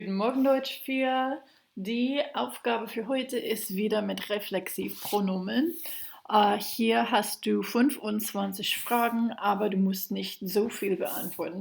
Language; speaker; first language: German; non-native, fluent; English